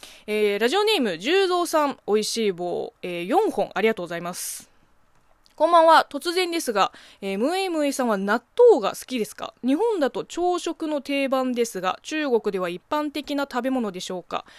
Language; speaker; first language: Japanese; non-native, fluent; Chinese